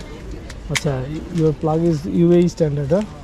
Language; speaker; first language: English; non-native, local second language; Bangla